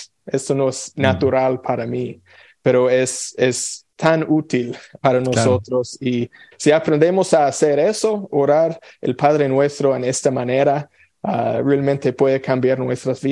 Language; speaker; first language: Spanish; non-native, fluent; English